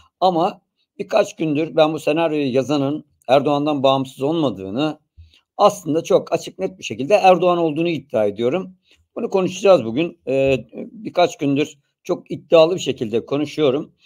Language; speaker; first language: Turkish; native; Turkish